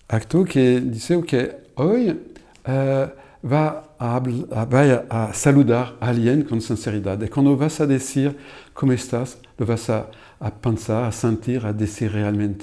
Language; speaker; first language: Spanish; non-native, fluent; French